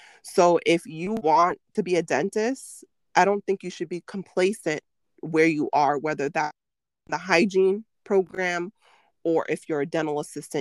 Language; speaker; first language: English; early bilingual, other home language; Spanish